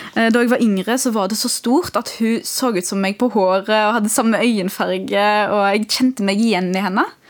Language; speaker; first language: Norwegian; early bilingual, other home language; Arabic